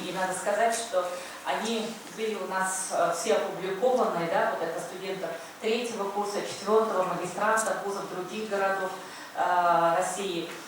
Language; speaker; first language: Russian; native; Russian